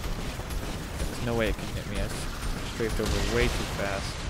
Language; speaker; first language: English; native; English